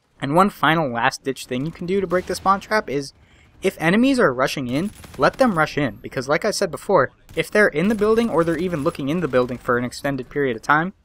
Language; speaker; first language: English; native; English